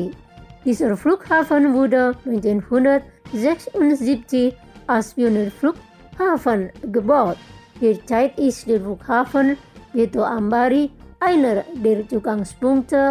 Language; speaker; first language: German; non-native, fluent; Indonesian